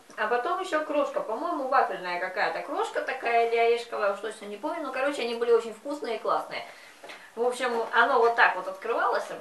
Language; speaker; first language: Russian; native; Russian